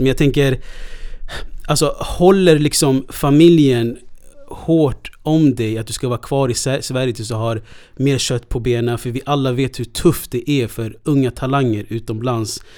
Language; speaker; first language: Swedish; native; Swedish